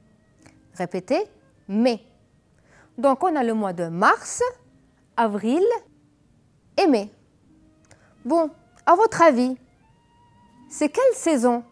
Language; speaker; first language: French; non-native, fluent; Arabic